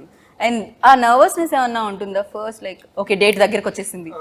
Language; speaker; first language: Telugu; native; Telugu